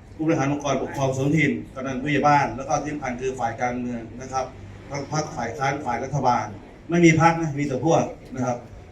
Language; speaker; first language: Thai; native; Thai